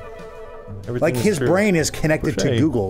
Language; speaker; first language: English; native; English